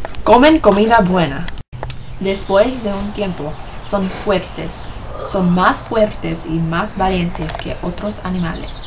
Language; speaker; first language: Spanish; non-native, learner; English